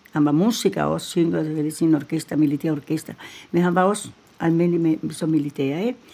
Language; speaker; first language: Danish; non-native, fluent; Spanish